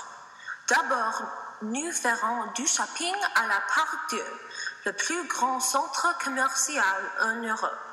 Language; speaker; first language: French; non-native, learner; English